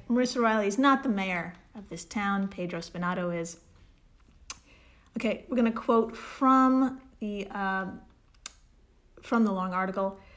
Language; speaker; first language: English; native; English